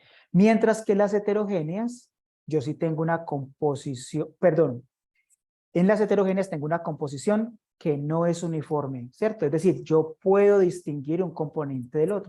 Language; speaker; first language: Spanish; native; Spanish